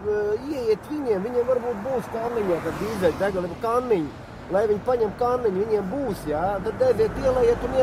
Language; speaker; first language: Latvian; native; Latvian